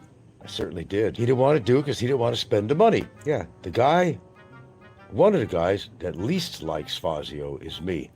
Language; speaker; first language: English; native; English